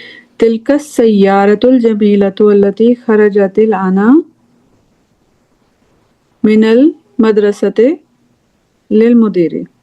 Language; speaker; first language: Arabic; non-native, fluent; English